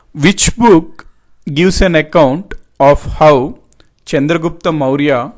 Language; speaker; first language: English; non-native, local second language; Telugu